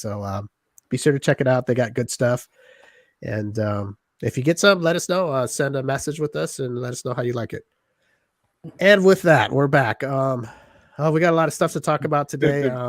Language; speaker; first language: English; native; English